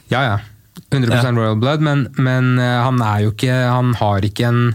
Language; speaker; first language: Norwegian; native; Norwegian